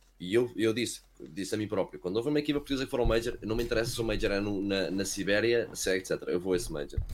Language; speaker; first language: Portuguese; early bilingual, heritage; Portuguese